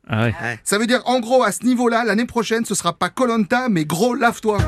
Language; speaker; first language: French; native; French